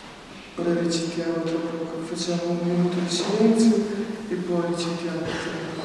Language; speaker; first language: Italian; native; Italian